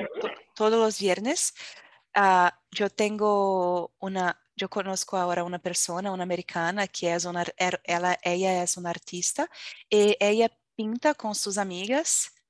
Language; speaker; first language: Spanish; non-native, fluent; Portuguese